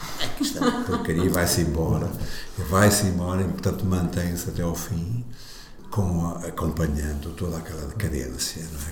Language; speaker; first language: Portuguese; native; Portuguese